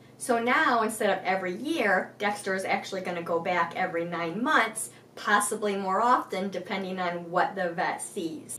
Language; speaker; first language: English; native; English